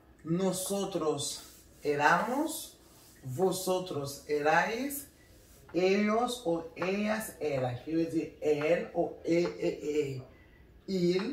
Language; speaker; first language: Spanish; non-native, learner; Haitian Creole